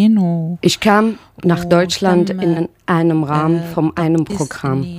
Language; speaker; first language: German; non-native, learner; Arabic